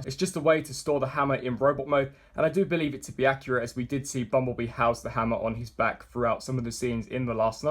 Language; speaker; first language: English; native; English